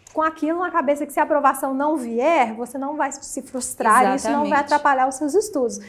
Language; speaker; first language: Portuguese; native; Portuguese